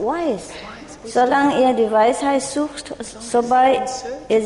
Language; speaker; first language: German; non-native, learner; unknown